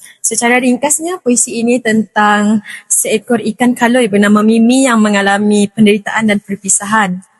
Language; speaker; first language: Malay; native; Malay